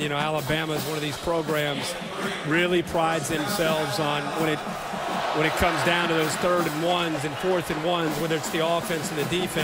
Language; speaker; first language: English; native; English